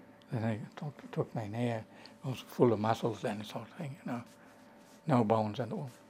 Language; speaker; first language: English; non-native, fluent; Swedish